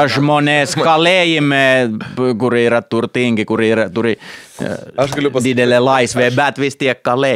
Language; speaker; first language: Lithuanian; non-native, learner; Finnish